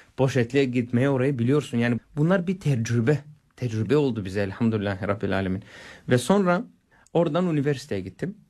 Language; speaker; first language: Turkish; non-native, fluent; Bulgarian